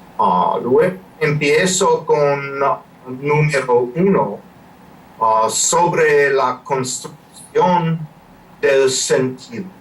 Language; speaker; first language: Spanish; non-native, fluent; English